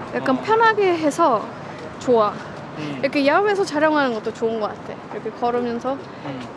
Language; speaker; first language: Korean; non-native, fluent; Estonian